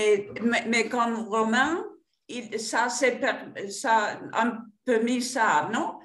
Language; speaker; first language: French; non-native, fluent; Spanish